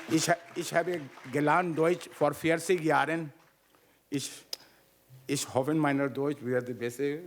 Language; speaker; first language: German; non-native, learner; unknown